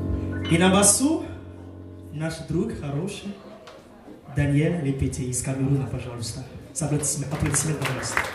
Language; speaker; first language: Russian; non-native, fluent; French